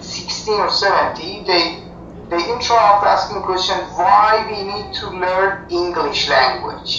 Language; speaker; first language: English; non-native, fluent; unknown